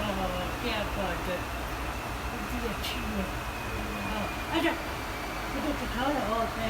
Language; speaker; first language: Hindi; non-native, learner; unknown